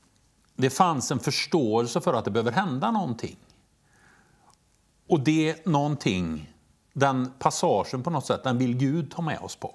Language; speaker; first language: Swedish; native; Swedish